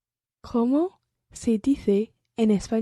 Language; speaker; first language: Spanish; non-native, learner; English